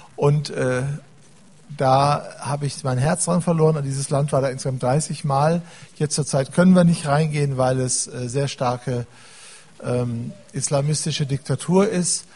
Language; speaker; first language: German; native; German